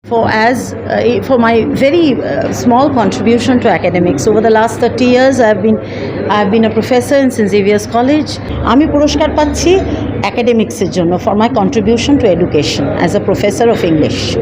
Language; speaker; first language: English; non-native, local second language; Bangla